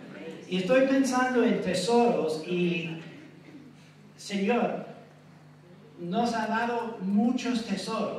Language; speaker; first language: Spanish; non-native, fluent; English